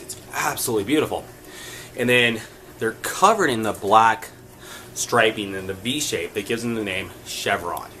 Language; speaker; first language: English; native; English